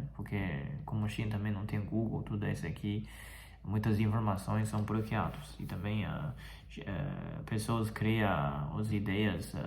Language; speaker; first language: Portuguese; non-native, fluent; Chinese